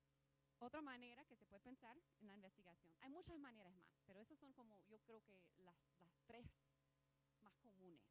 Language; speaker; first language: Spanish; non-native, fluent; English